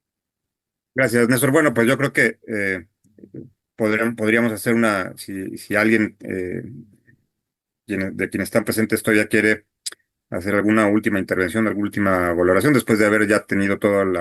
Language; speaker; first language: Spanish; native; Spanish